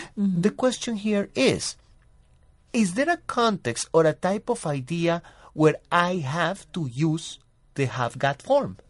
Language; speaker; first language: English; non-native, fluent; Spanish